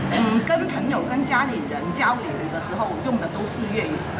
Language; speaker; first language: Chinese; non-native, local second language; Cantonese